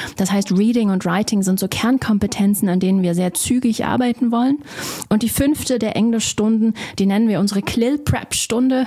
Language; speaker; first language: German; native; German